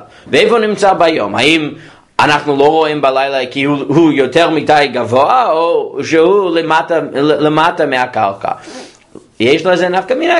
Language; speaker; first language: Hebrew; non-native, fluent; English